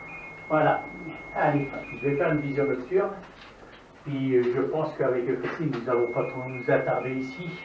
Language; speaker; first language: French; native; French